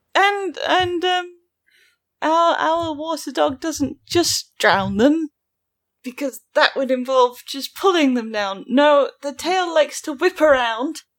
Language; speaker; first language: English; native; English